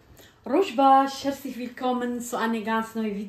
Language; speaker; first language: German; non-native, learner; Kurdish